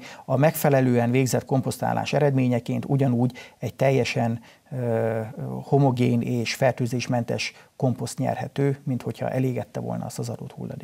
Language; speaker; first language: Hungarian; native; Hungarian